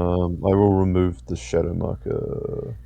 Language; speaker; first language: English; native; English